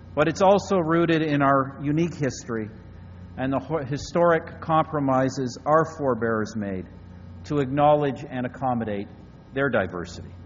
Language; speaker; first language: English; native; English